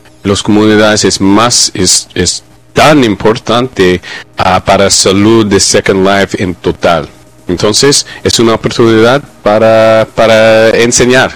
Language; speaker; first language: Spanish; non-native, learner; English